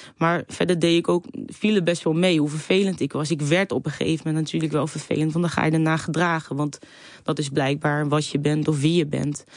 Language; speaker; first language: Dutch; native; Dutch